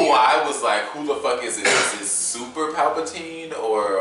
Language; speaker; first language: English; native; English